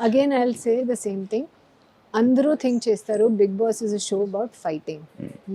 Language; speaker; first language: Telugu; non-native, learner; Hindi